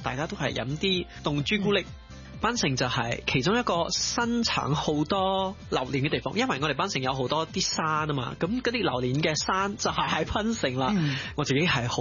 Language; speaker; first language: Cantonese; early bilingual, heritage; Cantonese